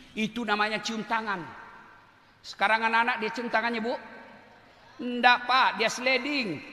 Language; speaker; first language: Indonesian; non-native, local second language; Buginese